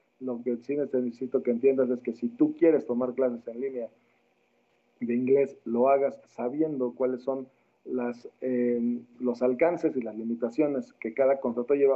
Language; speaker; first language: Spanish; native; Spanish